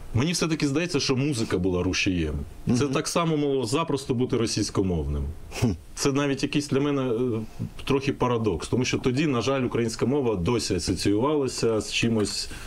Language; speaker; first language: Ukrainian; non-native, local second language; Russian